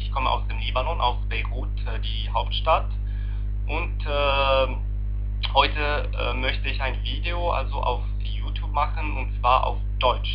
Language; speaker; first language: German; non-native, learner; Arabic